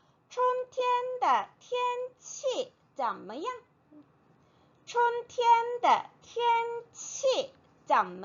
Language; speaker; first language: Chinese; non-native, fluent; Korean